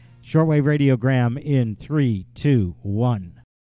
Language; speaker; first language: English; native; English